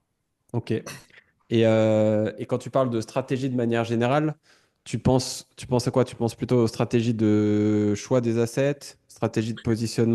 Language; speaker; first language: French; native; French